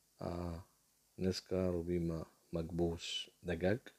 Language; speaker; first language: Slovak; non-native, learner; Arabic